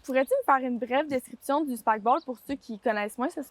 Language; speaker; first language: French; native; French